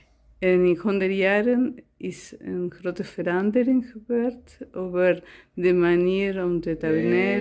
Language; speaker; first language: Dutch; non-native, learner; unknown